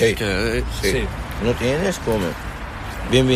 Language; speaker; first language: Spanish; non-native, learner; Arabic